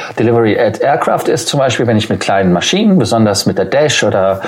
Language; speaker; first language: German; native; German